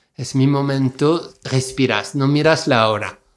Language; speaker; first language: Spanish; non-native, fluent; French